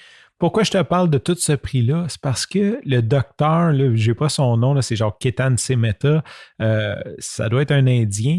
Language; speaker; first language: French; native; French